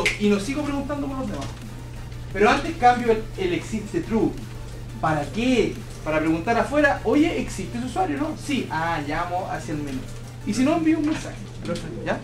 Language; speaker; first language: Spanish; native; Spanish